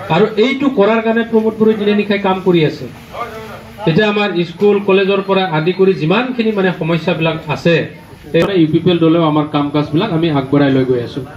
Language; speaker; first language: Assamese; non-native, local second language; Bodo